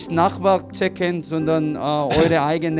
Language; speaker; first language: German; non-native, learner; Korean